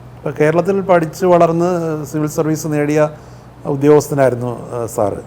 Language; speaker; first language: Malayalam; native; Malayalam